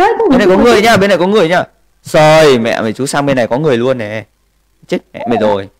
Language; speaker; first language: Vietnamese; native; Vietnamese